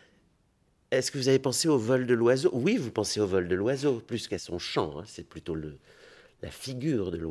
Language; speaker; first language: French; native; French